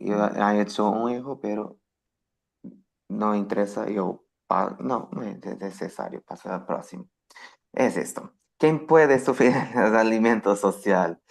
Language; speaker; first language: Spanish; non-native, fluent; Portuguese